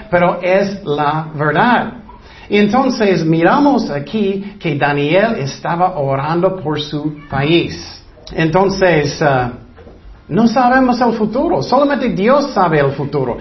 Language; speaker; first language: Spanish; non-native, fluent; English